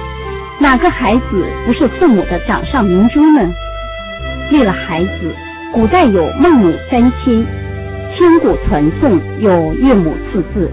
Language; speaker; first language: Chinese; native; Chinese